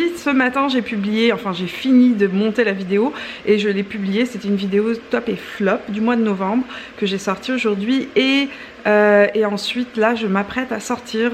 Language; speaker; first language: French; native; French